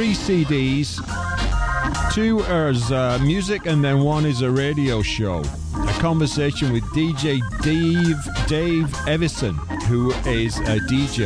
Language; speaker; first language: English; native; English